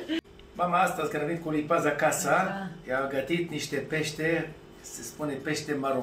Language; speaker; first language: Romanian; non-native, fluent; Hebrew